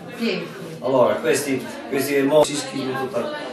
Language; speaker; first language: Italian; non-native, learner; Polish